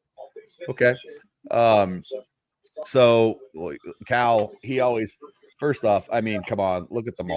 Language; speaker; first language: English; native; English